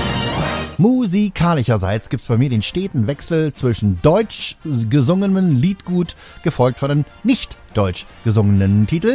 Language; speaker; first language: German; native; German